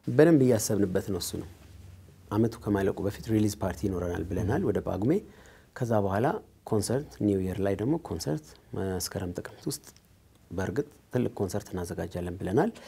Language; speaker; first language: Amharic; native; Amharic